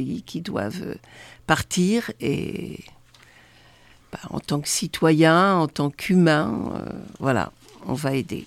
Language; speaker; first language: French; native; French